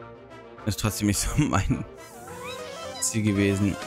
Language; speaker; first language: German; native; German